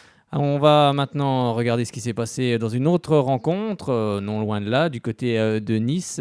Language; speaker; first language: French; native; French